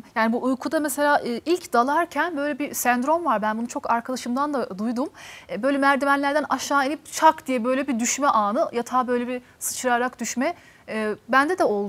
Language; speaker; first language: Turkish; native; Turkish